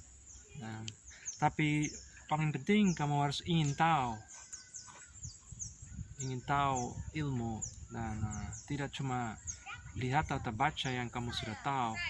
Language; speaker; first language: Indonesian; non-native, learner; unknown